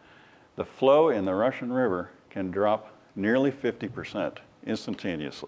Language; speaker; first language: English; native; English